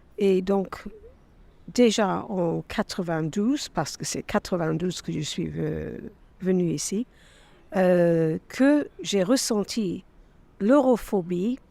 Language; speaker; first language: French; non-native, fluent; English